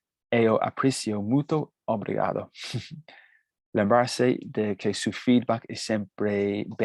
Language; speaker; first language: Portuguese; non-native, fluent; Spanish